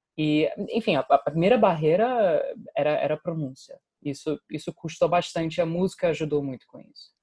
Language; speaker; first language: Portuguese; non-native, fluent; English